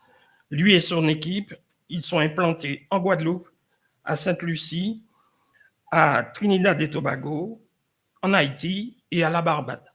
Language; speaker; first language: French; native; French